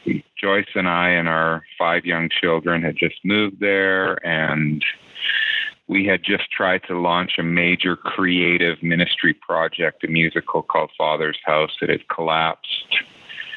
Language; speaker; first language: English; native; English